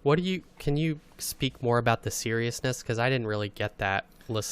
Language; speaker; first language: English; native; English